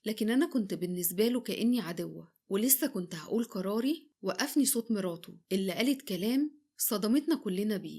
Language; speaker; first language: Arabic; native; Arabic